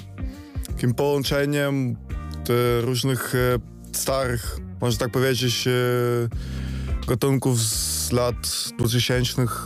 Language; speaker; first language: Polish; non-native, fluent; Ukrainian